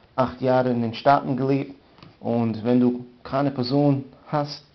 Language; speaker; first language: German; non-native, learner; English